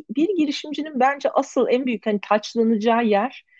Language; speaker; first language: Turkish; native; Turkish